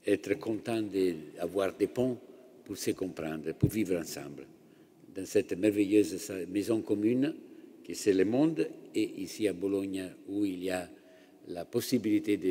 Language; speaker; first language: French; non-native, fluent; Italian